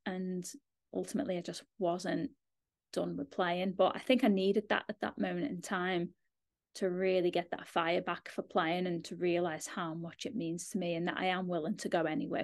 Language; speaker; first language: English; native; English